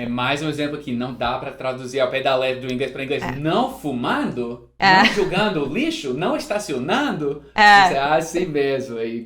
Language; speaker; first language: Portuguese; non-native, fluent; English